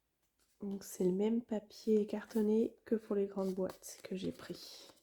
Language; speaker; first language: French; native; French